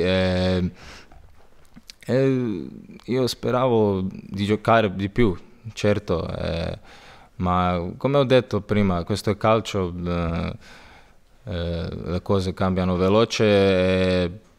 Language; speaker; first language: Italian; non-native, learner; Croatian